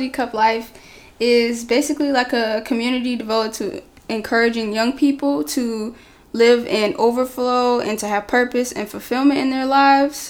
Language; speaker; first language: English; native; English